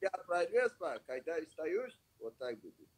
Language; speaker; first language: Russian; non-native, learner; Persian